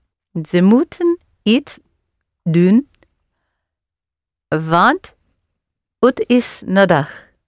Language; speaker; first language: Dutch; non-native, learner; English